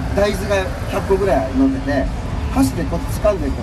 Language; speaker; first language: Japanese; native; Japanese